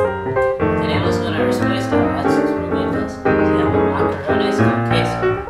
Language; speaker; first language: Spanish; non-native, learner; English